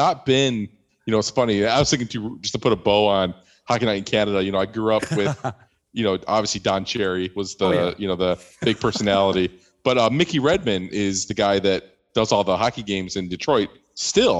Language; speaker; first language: English; native; English